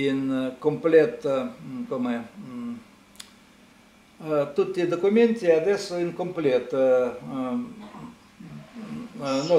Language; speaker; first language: Italian; non-native, learner; Russian